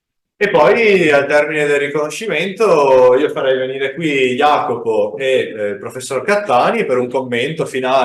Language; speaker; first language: Italian; native; Italian